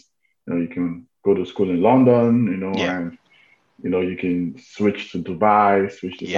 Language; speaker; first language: English; non-native, local second language; Yoruba